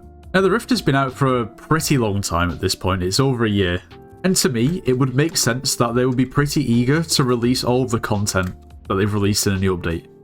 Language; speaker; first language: English; native; English